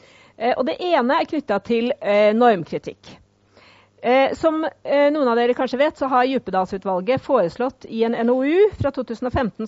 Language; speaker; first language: Norwegian; native; Norwegian